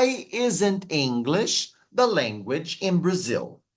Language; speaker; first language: English; non-native, fluent; Portuguese